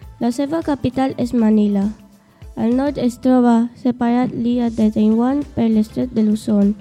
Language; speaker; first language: Catalan; early bilingual, other home language; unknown